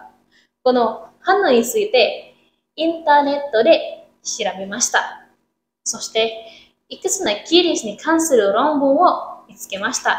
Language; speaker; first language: Japanese; non-native, learner; Indonesian